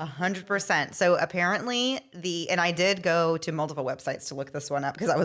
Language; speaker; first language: English; native; English